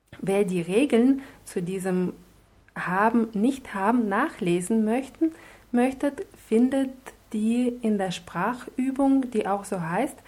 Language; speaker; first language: German; non-native, fluent; Russian